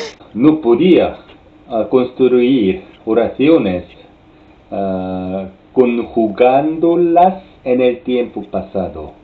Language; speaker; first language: Spanish; non-native, learner; Korean